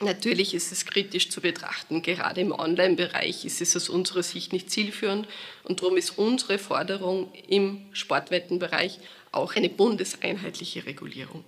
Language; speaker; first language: German; native; German